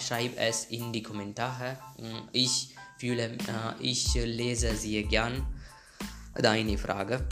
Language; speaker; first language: German; non-native, learner; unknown